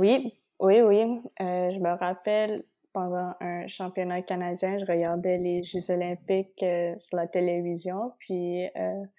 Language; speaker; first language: French; non-native, local second language; Spanish